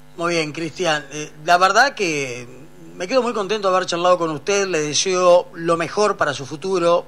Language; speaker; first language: Spanish; native; Spanish